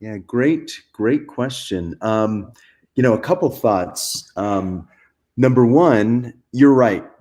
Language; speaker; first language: English; native; English